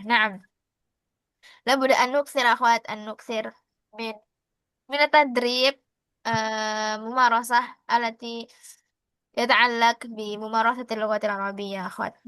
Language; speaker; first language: Arabic; non-native, fluent; Indonesian